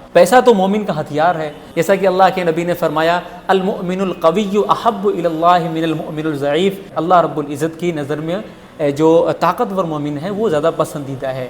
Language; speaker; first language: Urdu; native; Urdu